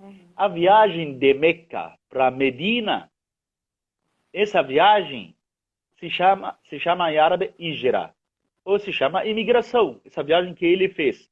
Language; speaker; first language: Portuguese; non-native, fluent; Arabic